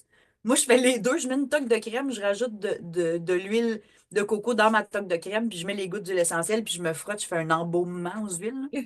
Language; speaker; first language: French; native; French